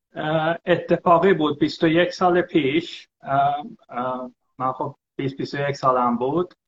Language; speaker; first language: Persian; early bilingual, heritage; Persian